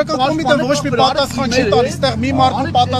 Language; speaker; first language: Armenian; native; Armenian